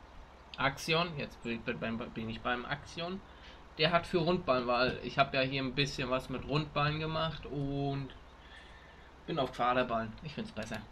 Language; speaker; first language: German; native; German